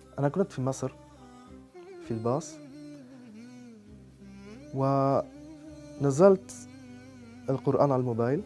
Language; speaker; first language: Arabic; non-native, learner; French